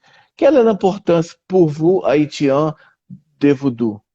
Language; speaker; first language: French; non-native, learner; Portuguese